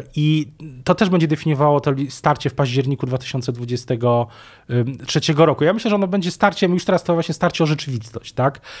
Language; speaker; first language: Polish; native; Polish